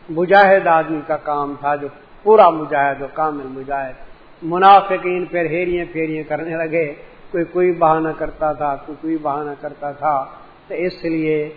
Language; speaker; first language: Urdu; non-native, local second language; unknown